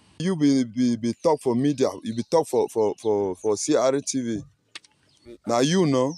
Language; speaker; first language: Nigerian Pidgin; native; Nigerian Pidgin